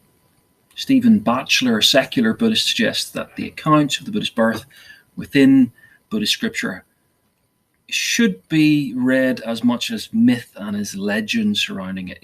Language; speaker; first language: English; native; English